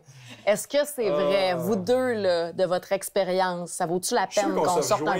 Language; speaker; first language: French; native; French